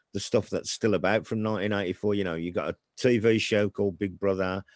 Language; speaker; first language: English; native; English